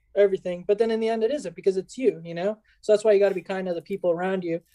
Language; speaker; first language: English; early bilingual, other home language; Spanish